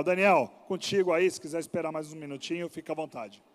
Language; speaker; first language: Portuguese; native; Portuguese